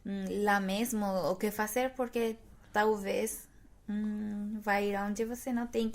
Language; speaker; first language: Portuguese; non-native, fluent; Spanish